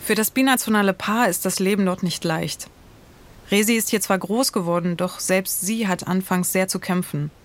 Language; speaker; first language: German; native; German